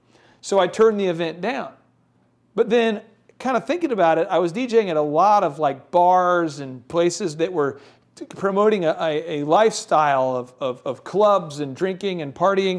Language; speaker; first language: English; native; English